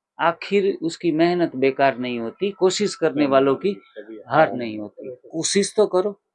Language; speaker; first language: Hindi; non-native, local second language; Gujarati